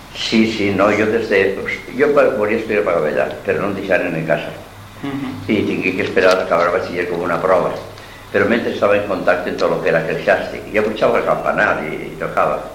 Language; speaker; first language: Spanish; non-native, local second language; Catalan